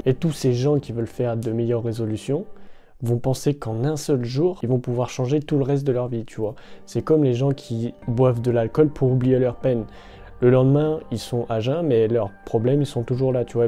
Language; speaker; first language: French; native; French